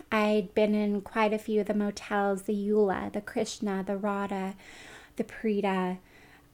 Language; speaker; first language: English; native; English